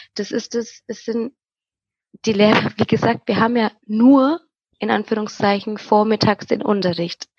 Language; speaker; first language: German; native; German